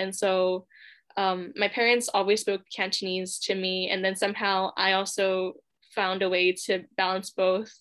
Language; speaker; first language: English; non-native, local second language; Cantonese